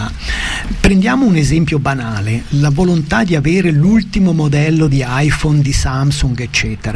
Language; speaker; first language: Italian; native; Italian